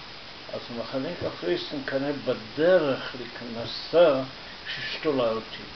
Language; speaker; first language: Hebrew; non-native, fluent; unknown